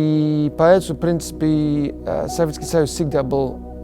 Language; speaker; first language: Russian; non-native, learner; English